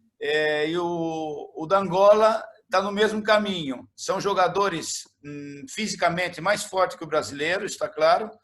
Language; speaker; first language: Portuguese; native; Portuguese